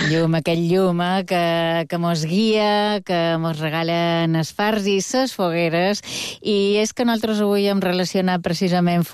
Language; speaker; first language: Catalan; native; Catalan